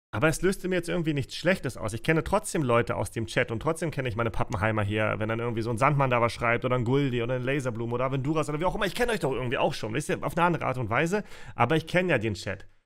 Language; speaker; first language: German; early bilingual, other home language; Russian